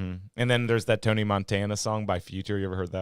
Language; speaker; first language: English; native; English